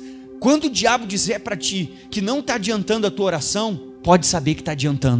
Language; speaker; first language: Portuguese; native; Portuguese